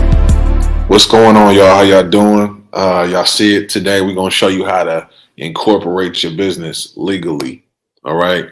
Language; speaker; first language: English; native; English